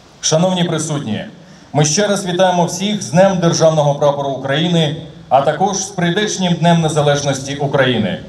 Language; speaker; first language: Ukrainian; native; Ukrainian